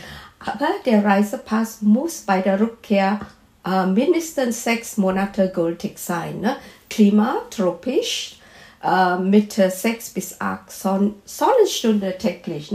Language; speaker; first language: German; non-native, fluent; Malay